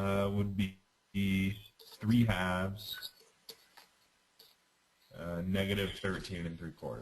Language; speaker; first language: English; native; English